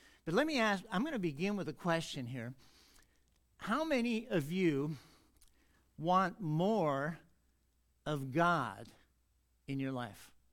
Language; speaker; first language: English; native; English